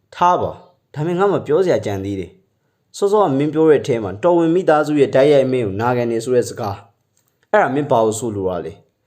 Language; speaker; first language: Burmese; native; Burmese